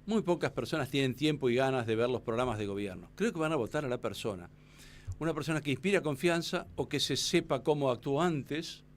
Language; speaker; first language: Spanish; native; Spanish